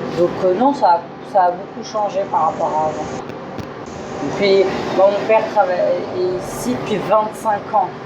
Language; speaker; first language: French; native; French